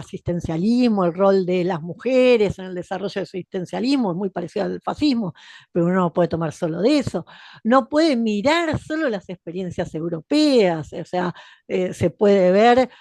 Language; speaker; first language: Spanish; native; Spanish